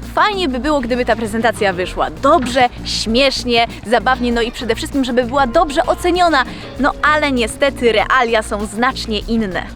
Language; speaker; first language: Polish; native; Polish